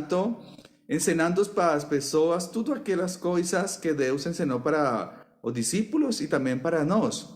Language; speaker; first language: Portuguese; non-native, fluent; Spanish